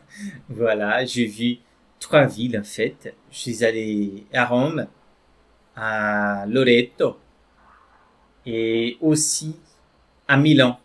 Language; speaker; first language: French; non-native, fluent; Portuguese